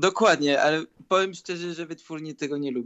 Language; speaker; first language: Polish; early bilingual, heritage; Polish